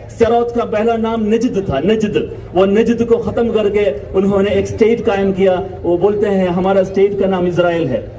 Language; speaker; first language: Urdu; non-native, local second language; Malayalam